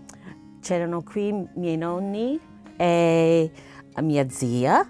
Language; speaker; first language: Italian; early bilingual, heritage; Italian